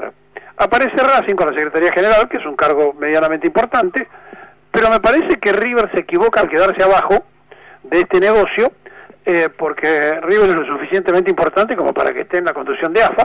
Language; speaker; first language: Spanish; native; Spanish